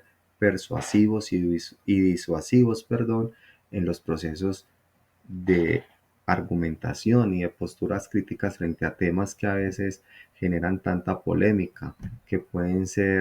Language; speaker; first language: Spanish; native; Spanish